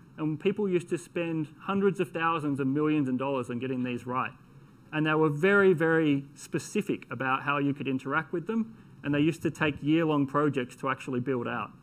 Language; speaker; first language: English; native; English